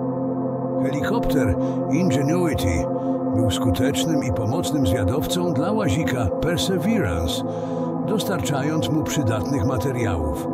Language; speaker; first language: Polish; native; Polish